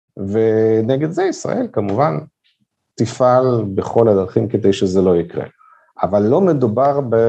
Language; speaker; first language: Hebrew; non-native, fluent; Russian